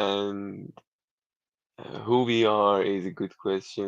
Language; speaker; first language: English; non-native, learner; Persian